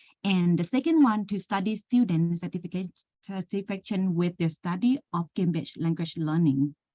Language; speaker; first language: English; non-native, learner; Thai